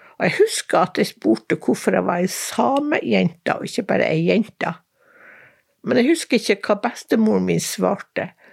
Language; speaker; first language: Norwegian; native; Norwegian